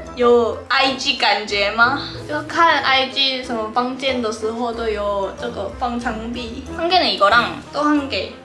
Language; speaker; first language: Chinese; non-native, fluent; Korean